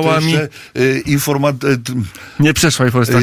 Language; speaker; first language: Polish; native; Polish